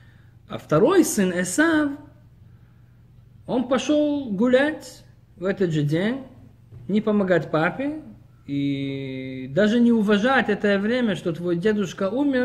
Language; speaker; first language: Russian; early bilingual, heritage; Russian